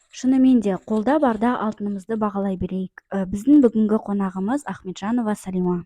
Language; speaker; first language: Kazakh; native; Kazakh